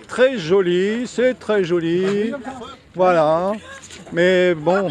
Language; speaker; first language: French; native; French